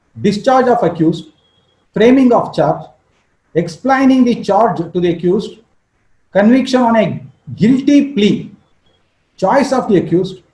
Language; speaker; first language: English; non-native, local second language; Kannada